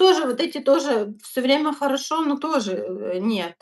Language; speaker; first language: Russian; native; Russian